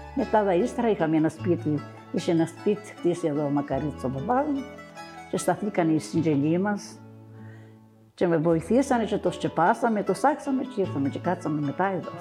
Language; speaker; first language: Greek; native; Greek